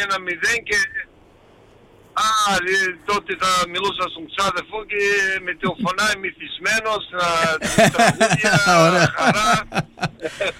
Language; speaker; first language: Greek; early bilingual, heritage; Greek